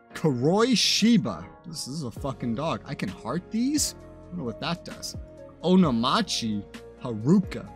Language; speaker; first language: English; native; English